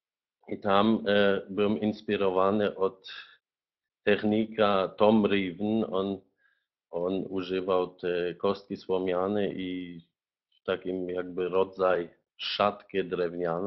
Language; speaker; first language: Polish; non-native, fluent; German